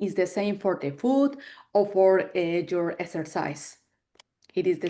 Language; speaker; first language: English; non-native, learner; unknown